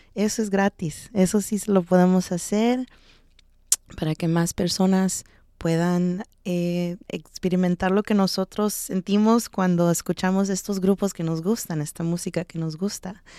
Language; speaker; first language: Spanish; early bilingual, heritage; Spanish